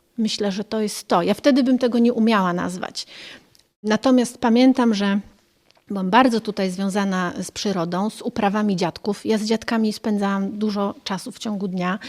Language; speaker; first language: Polish; native; Polish